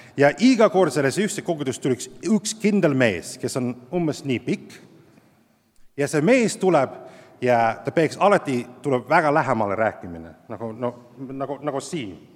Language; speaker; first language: Estonian; non-native, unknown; English